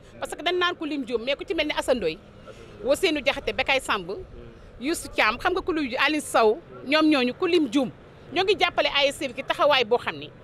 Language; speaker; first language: Wolof; native; Wolof